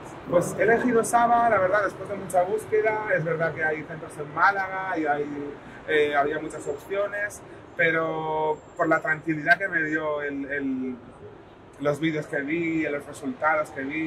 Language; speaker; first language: Spanish; native; Spanish